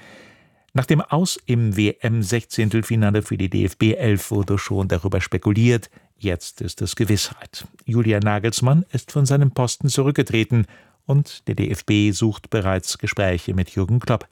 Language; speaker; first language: German; native; German